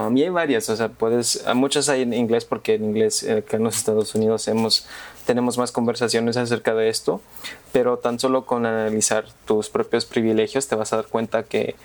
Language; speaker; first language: Spanish; early bilingual, heritage; Spanish